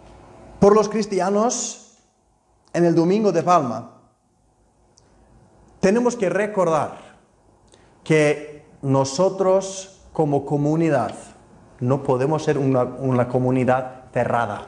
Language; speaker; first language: Spanish; non-native, fluent; Icelandic